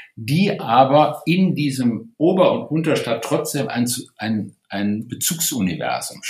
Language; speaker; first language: German; native; German